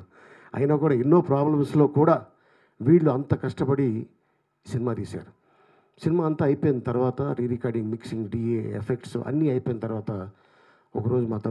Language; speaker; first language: Telugu; native; Telugu